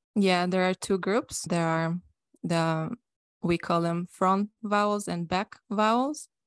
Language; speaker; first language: English; non-native, fluent; Hungarian